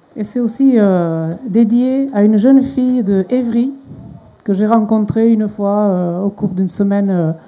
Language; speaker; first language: French; non-native, local second language; Basque